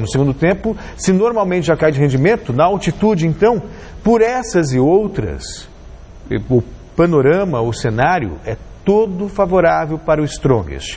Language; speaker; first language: Portuguese; native; Portuguese